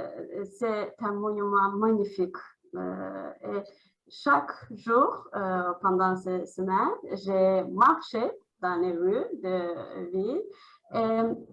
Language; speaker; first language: French; non-native, learner; Azerbaijani